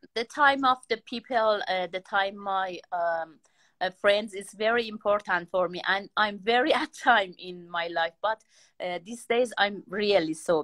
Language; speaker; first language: English; non-native, learner; Persian